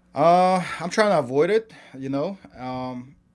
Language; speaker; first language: English; non-native, fluent; Kazakh